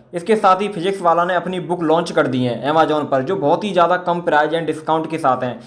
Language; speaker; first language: Hindi; native; Hindi